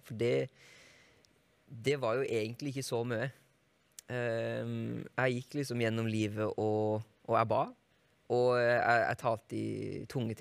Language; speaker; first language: Norwegian; native; Norwegian